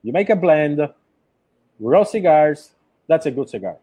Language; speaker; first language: English; non-native, fluent; Italian